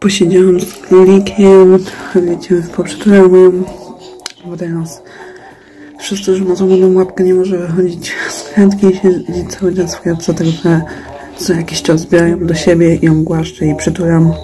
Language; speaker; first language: Polish; native; Polish